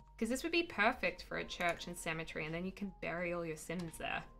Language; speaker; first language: English; native; English